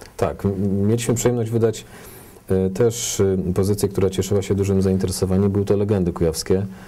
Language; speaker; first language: Polish; native; Polish